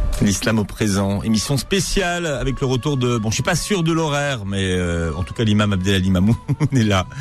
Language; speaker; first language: French; native; French